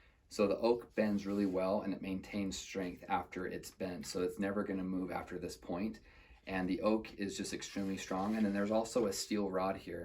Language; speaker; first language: English; native; English